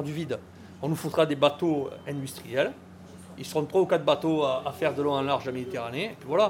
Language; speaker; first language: French; native; French